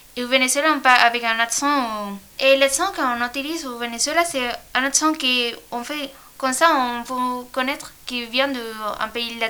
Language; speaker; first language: French; non-native, learner; Spanish